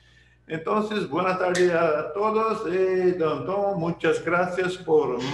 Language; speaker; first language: Portuguese; non-native, learner; Spanish